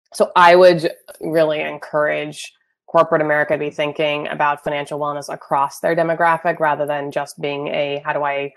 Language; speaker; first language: English; native; English